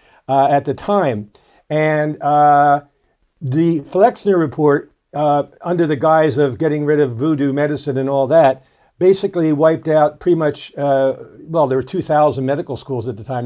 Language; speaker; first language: English; native; English